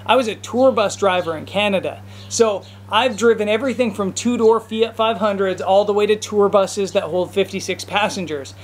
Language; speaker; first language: English; native; English